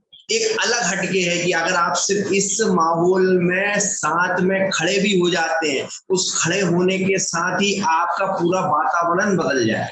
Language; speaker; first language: Hindi; native; Hindi